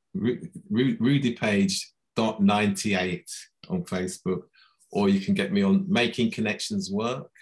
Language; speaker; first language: English; native; English